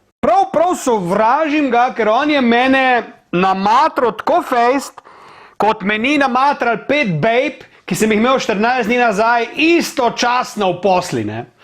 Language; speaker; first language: Slovenian; native; Slovenian